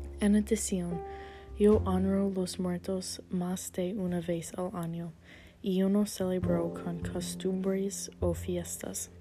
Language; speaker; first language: Spanish; non-native, learner; English